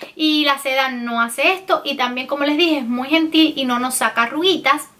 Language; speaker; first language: Spanish; native; Spanish